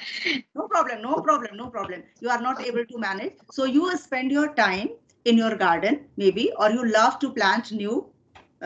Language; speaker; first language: English; non-native, fluent; Hindi